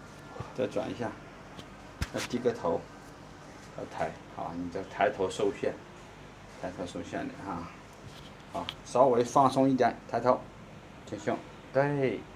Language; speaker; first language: Chinese; native; Chinese